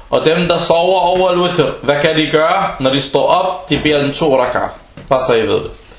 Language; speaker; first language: Danish; non-native, fluent; Arabic